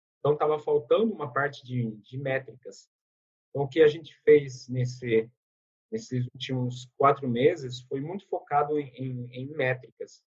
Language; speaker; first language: Portuguese; non-native, fluent; French